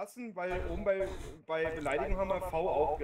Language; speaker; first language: German; native; German